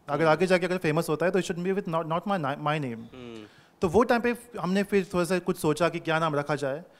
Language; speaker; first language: Hindi; non-native, local second language; Telugu